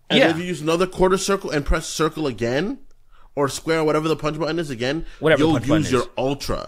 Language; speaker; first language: English; native; English